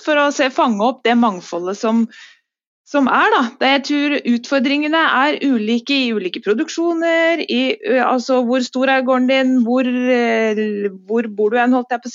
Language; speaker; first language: Norwegian; native; Norwegian